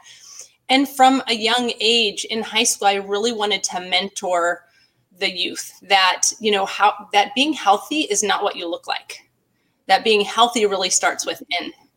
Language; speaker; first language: English; native; English